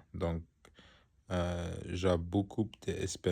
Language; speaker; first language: French; non-native, learner; English